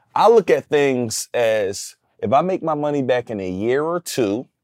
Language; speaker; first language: English; native; English